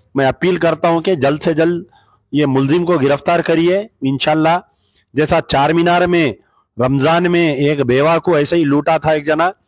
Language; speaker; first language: Hindi; non-native, local second language; Urdu